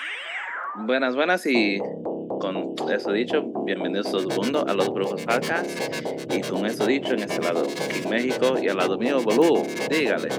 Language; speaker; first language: Spanish; early bilingual, heritage; Spanish